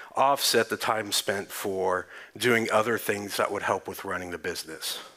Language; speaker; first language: English; native; English